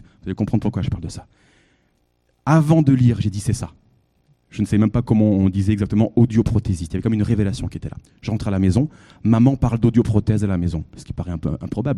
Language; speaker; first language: French; native; French